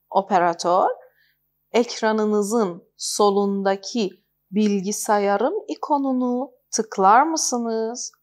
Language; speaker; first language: Turkish; non-native, fluent; Persian